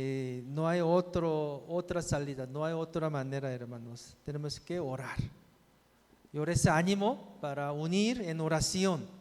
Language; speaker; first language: Spanish; non-native, fluent; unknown